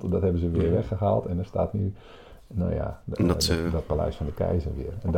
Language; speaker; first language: Dutch; native; Dutch